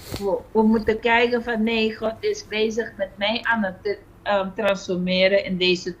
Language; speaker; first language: Dutch; non-native, fluent; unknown